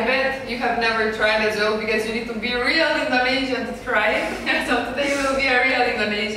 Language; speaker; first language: English; non-native, fluent; Romanian